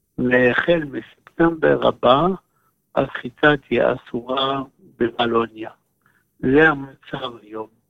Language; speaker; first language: Hebrew; non-native, fluent; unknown